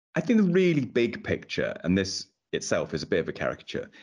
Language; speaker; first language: English; native; English